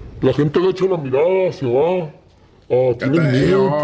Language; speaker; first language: Spanish; native; Spanish